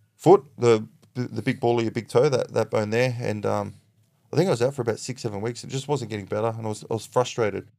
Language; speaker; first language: English; native; English